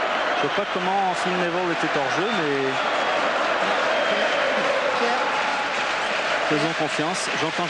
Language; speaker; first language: French; native; French